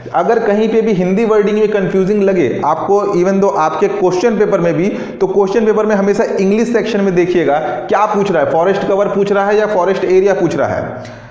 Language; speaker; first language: Hindi; native; Hindi